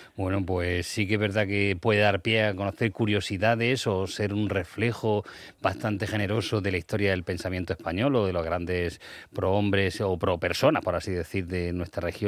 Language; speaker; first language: Spanish; native; Spanish